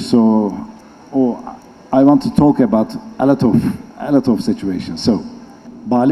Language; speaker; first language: English; non-native, learner; Turkish